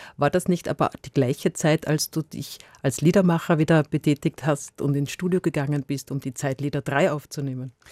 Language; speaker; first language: German; native; German